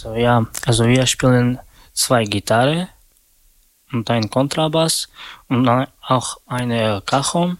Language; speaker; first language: German; non-native, learner; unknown